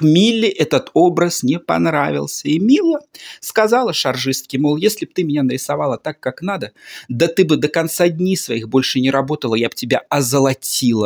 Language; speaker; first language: Russian; native; Russian